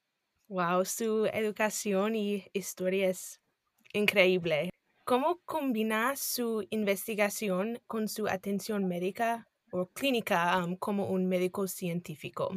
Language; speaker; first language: Spanish; non-native, fluent; English